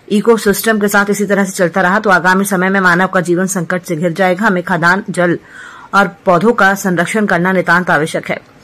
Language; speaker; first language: Hindi; native; Hindi